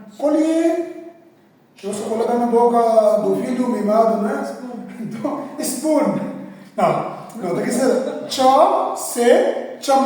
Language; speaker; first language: Portuguese; non-native, fluent; Hindi